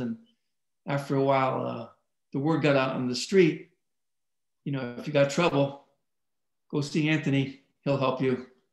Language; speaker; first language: English; early bilingual, other home language; Italian